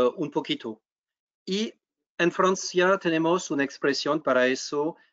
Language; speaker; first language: Spanish; non-native, fluent; French